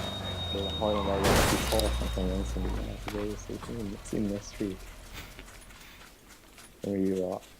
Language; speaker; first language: Swedish; native; Swedish